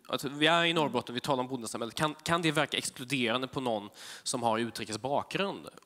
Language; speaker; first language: Swedish; early bilingual, other home language; Polish